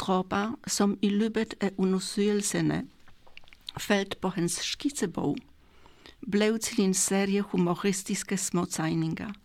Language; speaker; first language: Danish; non-native, fluent; Polish